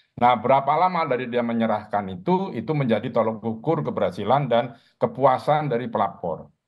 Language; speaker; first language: Indonesian; native; Indonesian